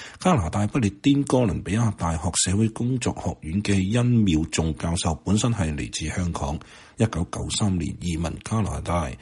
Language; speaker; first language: Chinese; non-native, local second language; Cantonese